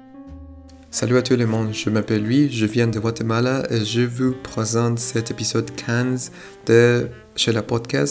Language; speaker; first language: French; non-native, fluent; Spanish